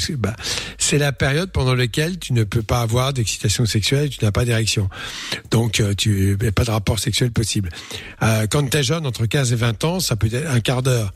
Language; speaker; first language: French; native; French